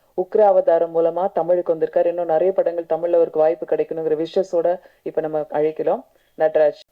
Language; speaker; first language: Tamil; native; Tamil